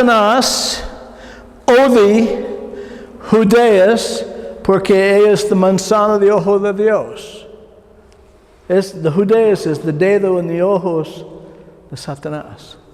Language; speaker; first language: Spanish; non-native, learner; English